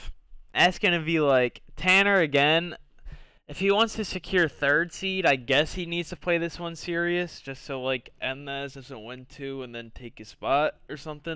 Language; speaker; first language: English; native; English